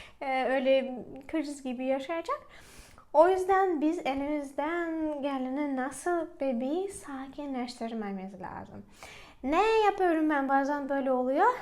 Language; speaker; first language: Turkish; non-native, fluent; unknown